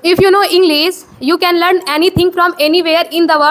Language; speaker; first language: English; non-native, learner; Hindi